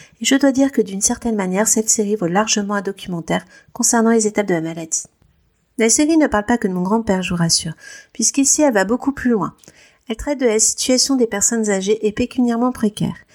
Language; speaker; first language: French; native; French